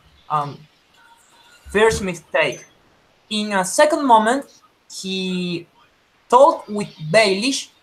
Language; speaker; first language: English; non-native, learner; Spanish